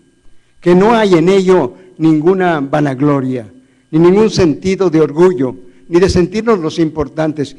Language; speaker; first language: Spanish; native; Spanish